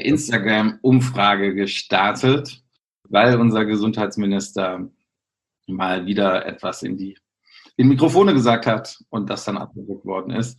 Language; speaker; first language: German; native; German